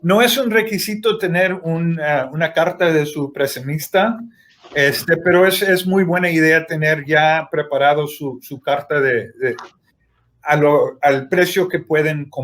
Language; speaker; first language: Spanish; early bilingual, heritage; Spanish